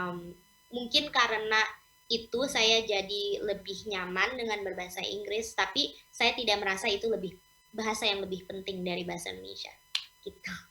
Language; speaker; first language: Indonesian; non-native, local second language; English